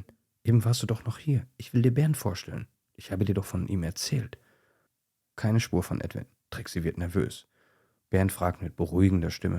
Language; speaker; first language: German; native; German